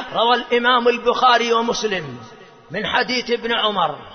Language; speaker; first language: Arabic; native; Arabic